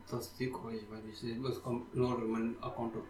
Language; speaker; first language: German; non-native, learner; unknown